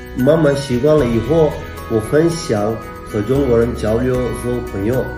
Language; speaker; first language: Chinese; non-native, fluent; Turkish